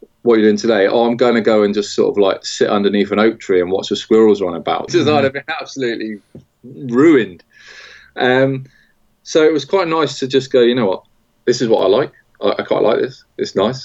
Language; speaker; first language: English; native; English